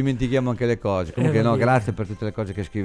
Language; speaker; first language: Italian; native; Italian